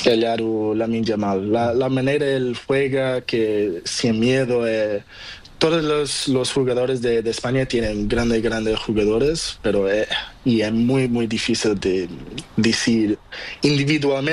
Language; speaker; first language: Spanish; non-native, learner; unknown